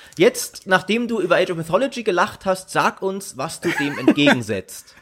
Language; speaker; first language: German; native; German